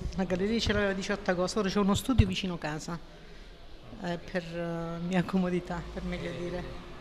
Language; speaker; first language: Italian; native; Italian